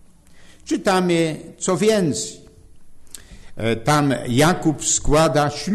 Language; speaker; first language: Polish; native; Polish